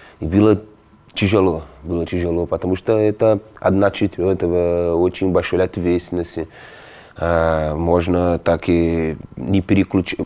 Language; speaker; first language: Russian; non-native, fluent; Portuguese